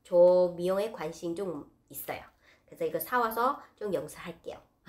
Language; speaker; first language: Korean; non-native, fluent; Chinese